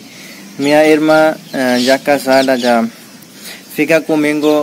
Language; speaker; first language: Portuguese; non-native, learner; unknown